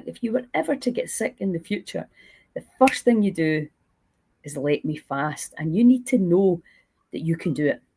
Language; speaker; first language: English; native; English